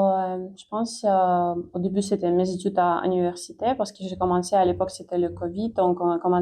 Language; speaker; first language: French; non-native, fluent; Ukrainian